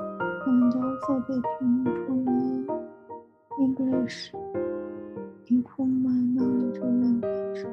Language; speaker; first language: English; non-native, learner; Chinese